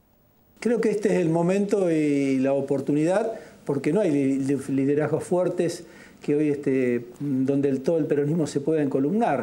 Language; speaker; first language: Spanish; native; Spanish